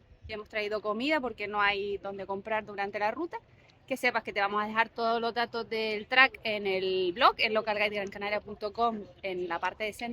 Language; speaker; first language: Spanish; native; Spanish